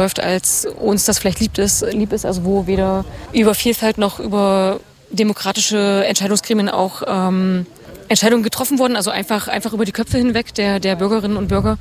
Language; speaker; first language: German; native; German